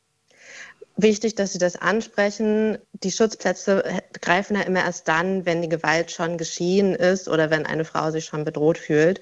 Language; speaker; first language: German; native; German